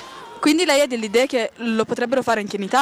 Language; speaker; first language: Italian; native; Italian